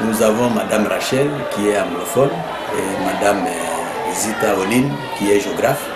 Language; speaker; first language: French; native; French